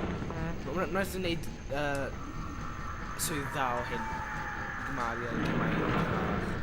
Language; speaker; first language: Welsh; non-native, local second language; English